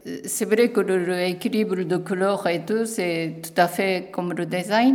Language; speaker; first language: French; non-native, learner; Japanese